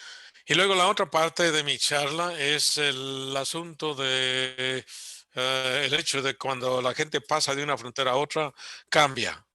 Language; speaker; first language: Spanish; early bilingual, heritage; Spanish